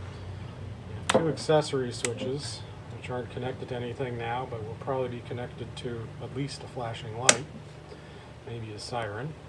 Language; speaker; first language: English; native; English